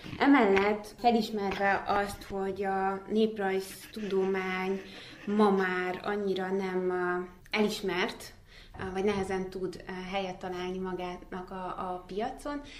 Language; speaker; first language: Hungarian; native; Hungarian